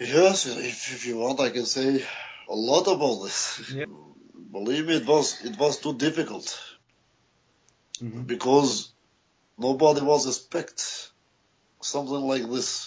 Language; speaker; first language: English; non-native, learner; Albanian